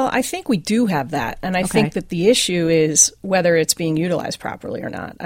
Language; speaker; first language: English; native; English